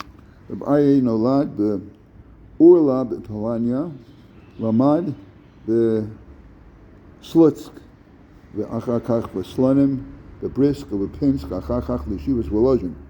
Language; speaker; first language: Hebrew; non-native, fluent; English